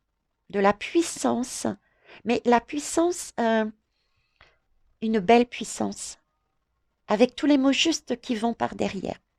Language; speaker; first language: French; native; French